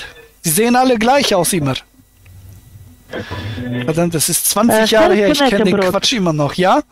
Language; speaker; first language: German; native; German